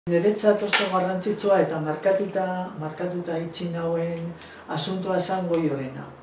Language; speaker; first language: Basque; non-native, local second language; Spanish